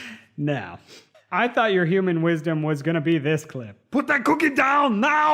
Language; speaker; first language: English; native; English